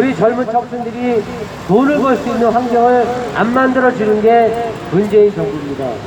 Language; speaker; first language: Korean; native; Korean